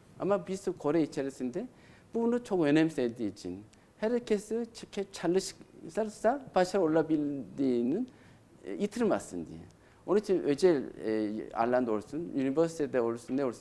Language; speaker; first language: Turkish; non-native, learner; Korean